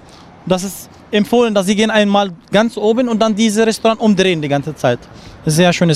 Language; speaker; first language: German; non-native, learner; Arabic